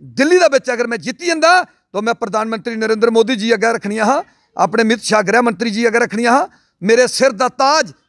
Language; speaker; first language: Punjabi; non-native, local second language; Dogri